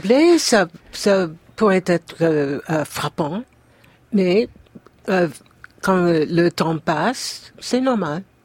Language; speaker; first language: French; non-native, fluent; English